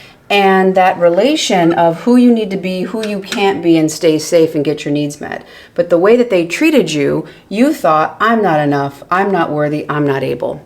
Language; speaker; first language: English; native; English